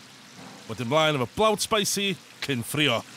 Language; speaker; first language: Welsh; native; Welsh